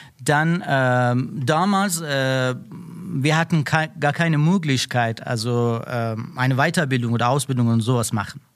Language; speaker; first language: German; non-native, learner; Persian